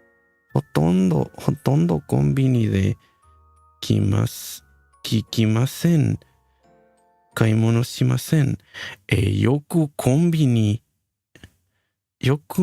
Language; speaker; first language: Japanese; non-native, learner; Spanish